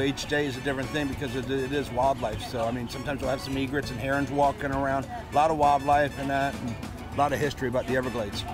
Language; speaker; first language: English; native; English